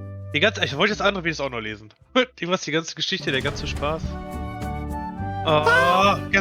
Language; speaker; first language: German; native; German